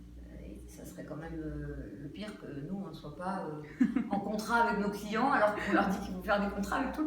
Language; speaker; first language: French; native; French